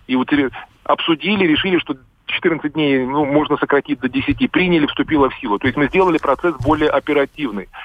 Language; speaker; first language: Russian; native; Russian